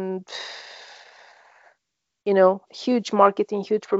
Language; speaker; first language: English; non-native, fluent; Greek